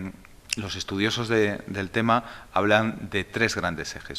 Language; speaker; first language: Spanish; native; Spanish